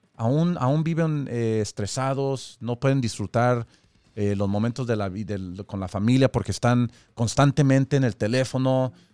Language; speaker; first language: Spanish; early bilingual, heritage; Spanish